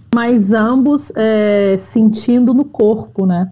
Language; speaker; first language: Portuguese; native; Portuguese